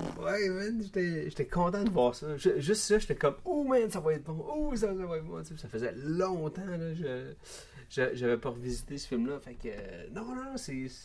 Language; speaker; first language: French; native; French